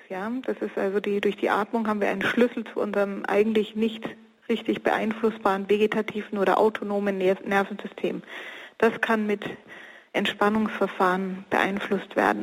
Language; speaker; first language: German; native; German